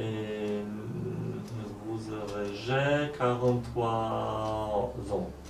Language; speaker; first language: French; non-native, learner; Polish